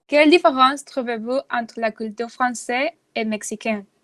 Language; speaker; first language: French; non-native, learner; Spanish